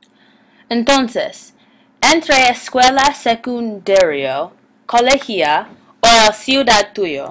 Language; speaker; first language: Spanish; non-native, learner; English